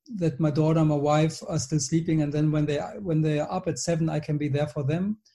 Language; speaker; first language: English; non-native, fluent; German